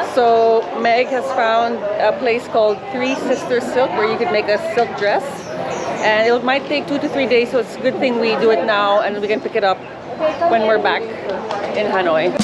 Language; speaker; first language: English; non-native, local second language; Filipino